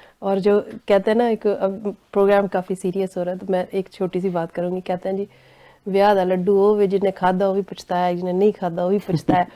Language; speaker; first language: Urdu; non-native, local second language; Punjabi